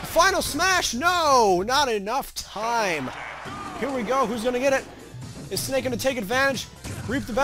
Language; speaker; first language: English; native; English